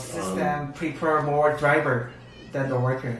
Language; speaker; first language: English; non-native, learner; Korean